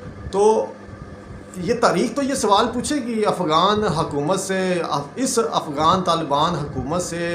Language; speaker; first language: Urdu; non-native, local second language; Punjabi